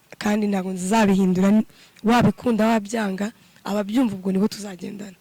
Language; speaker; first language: Kinyarwanda; native; Kinyarwanda